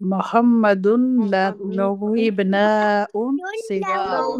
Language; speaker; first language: Arabic; non-native, learner; Urdu